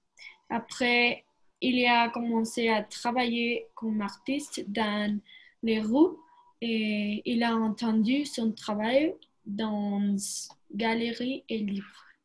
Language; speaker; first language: French; non-native, learner; Spanish